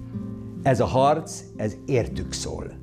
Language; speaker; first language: Hungarian; native; Hungarian